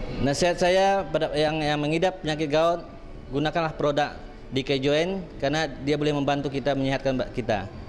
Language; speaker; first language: Malay; native; Malay